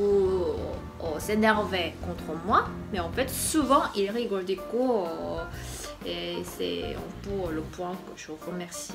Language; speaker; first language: French; non-native, fluent; Korean